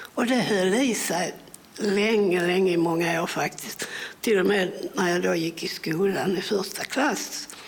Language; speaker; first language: Swedish; early bilingual, other home language; English